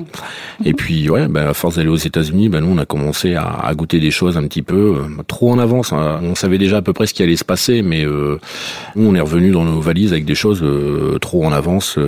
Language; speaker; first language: French; native; French